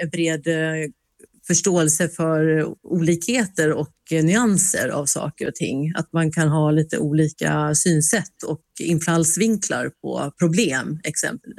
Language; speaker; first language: Swedish; native; Swedish